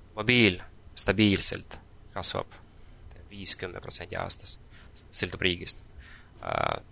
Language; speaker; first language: Estonian; non-native, local second language; Russian